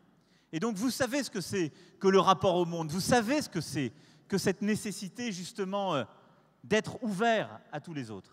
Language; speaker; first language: French; native; French